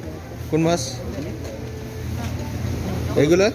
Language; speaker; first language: Korean; non-native, learner; Bangla